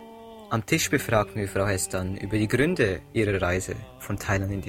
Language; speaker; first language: German; native; German